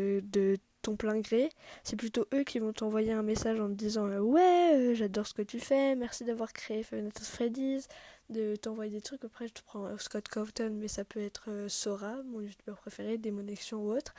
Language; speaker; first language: French; native; French